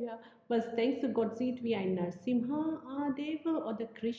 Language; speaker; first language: German; non-native, learner; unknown